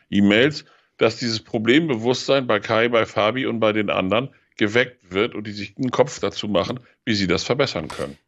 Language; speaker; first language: German; native; German